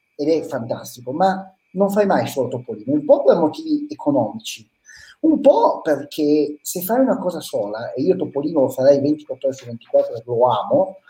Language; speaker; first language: Italian; native; Italian